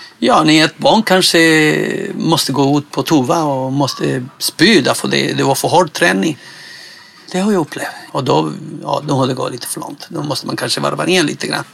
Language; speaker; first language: Swedish; non-native, fluent; Spanish